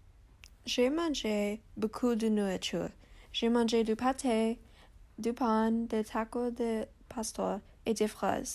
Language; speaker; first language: French; non-native, learner; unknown